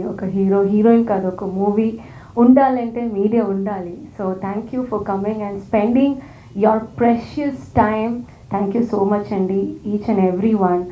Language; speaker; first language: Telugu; non-native, fluent; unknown